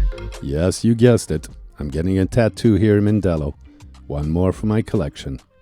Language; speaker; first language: English; native; English